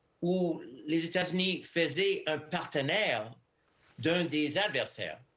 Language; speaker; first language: French; non-native, fluent; English